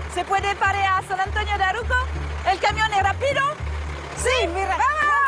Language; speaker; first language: Spanish; non-native, learner; French